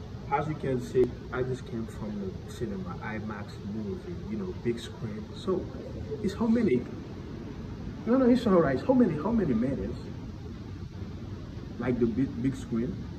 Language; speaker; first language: English; non-native, fluent; Wolof